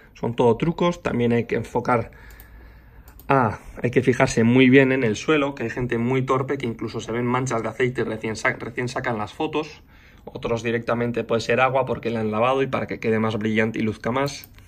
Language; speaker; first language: Spanish; native; Spanish